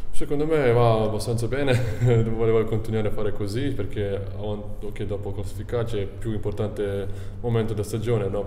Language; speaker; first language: Italian; non-native, learner; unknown